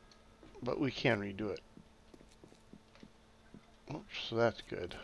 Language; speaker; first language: English; native; English